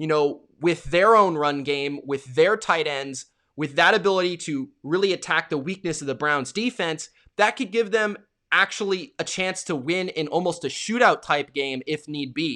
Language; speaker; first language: English; native; English